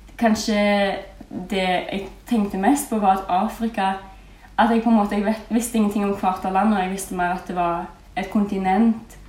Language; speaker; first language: Norwegian; native; Norwegian